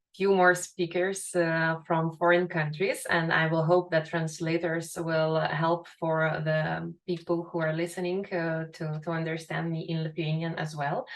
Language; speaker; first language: English; non-native, fluent; Lithuanian